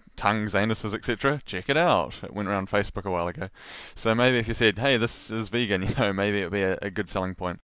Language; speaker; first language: English; native; English